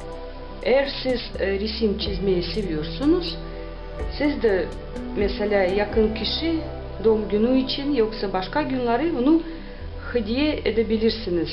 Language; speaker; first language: Turkish; non-native, learner; Russian